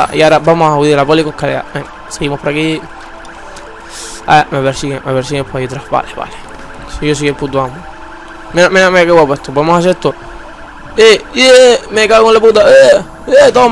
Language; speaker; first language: Spanish; native; Spanish